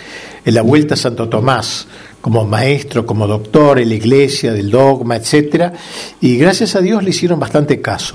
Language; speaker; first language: Spanish; native; Spanish